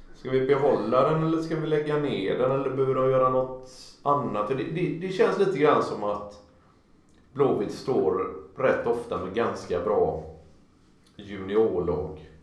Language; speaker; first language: Swedish; native; Swedish